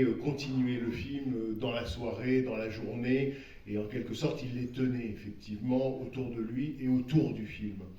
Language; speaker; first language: French; native; French